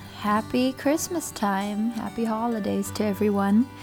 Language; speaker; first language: English; non-native, fluent; German